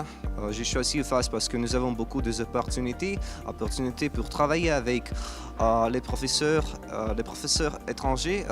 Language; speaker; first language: French; non-native, learner; Azerbaijani